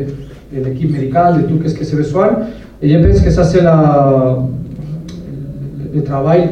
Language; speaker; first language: French; non-native, fluent; Spanish